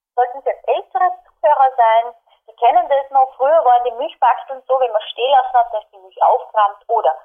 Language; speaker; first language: German; native; German